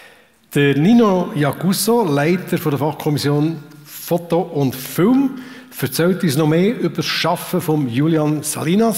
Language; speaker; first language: German; native; German